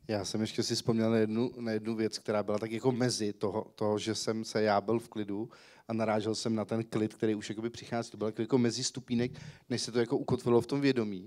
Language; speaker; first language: Czech; native; Czech